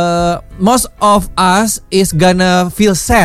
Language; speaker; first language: English; non-native, learner; Indonesian